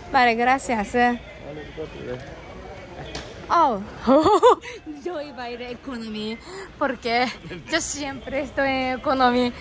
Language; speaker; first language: Spanish; non-native, learner; Japanese